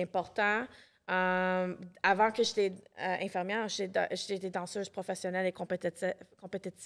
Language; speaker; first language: French; non-native, local second language; English